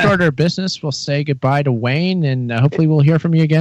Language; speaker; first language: English; native; English